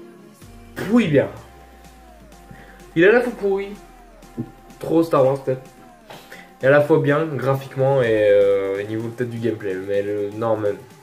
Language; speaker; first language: French; native; French